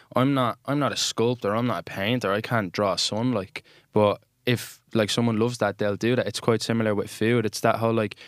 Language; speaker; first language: English; native; English